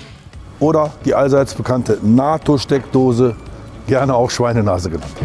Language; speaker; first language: German; native; German